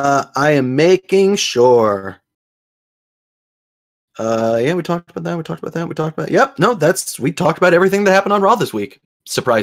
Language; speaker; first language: English; native; English